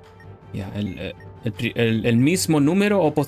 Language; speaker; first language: Spanish; non-native, learner; Dutch